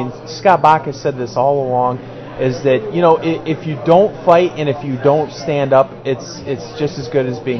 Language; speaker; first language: English; native; English